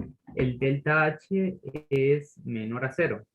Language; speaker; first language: Spanish; native; Spanish